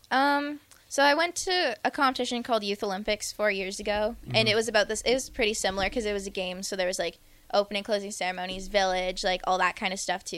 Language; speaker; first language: English; non-native, local second language; French